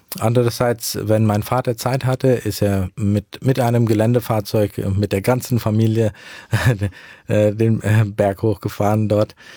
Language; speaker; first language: German; early bilingual, heritage; German